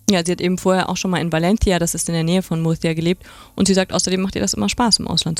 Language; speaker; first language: German; native; German